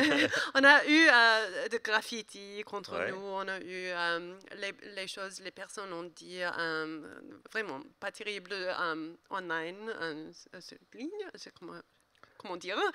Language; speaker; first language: French; non-native, learner; English